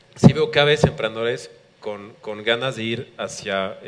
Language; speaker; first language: Spanish; non-native, fluent; French